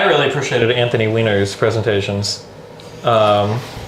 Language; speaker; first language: English; native; English